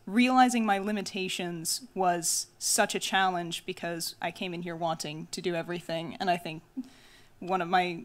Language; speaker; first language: English; native; English